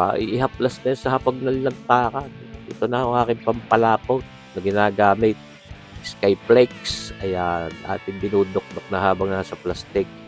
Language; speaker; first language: Filipino; native; Filipino